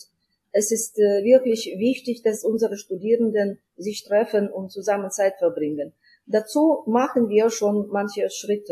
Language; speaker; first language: German; non-native, fluent; Ukrainian